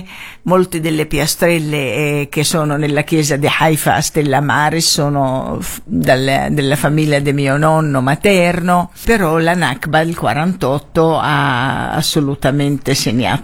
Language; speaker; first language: Italian; non-native, fluent; Arabic